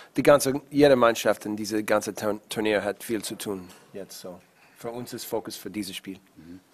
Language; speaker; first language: German; non-native, learner; English